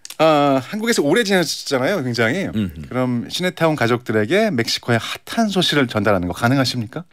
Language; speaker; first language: Korean; native; Korean